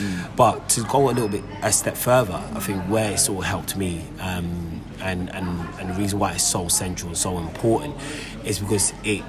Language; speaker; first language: English; native; English